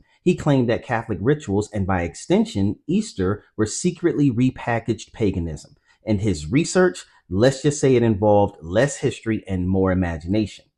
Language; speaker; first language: English; native; English